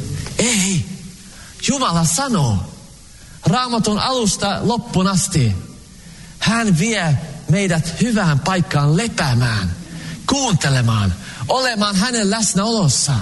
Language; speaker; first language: Finnish; early bilingual, heritage; Finnish